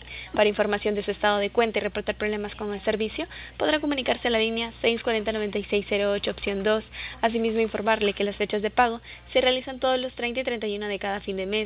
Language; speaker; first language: Spanish; native; Spanish